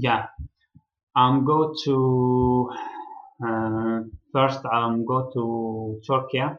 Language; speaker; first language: English; non-native, learner; Arabic